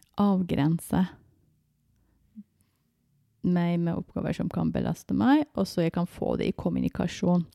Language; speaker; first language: Norwegian; non-native, fluent; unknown